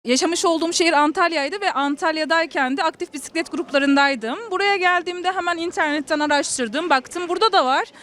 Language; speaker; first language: Turkish; native; Turkish